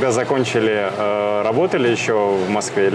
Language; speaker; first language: Russian; native; Russian